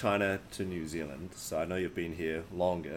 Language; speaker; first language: English; native; English